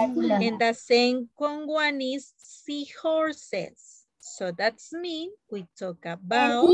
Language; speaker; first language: English; non-native, learner; Spanish